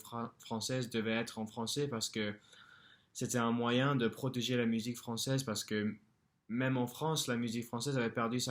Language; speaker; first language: French; non-native, fluent; English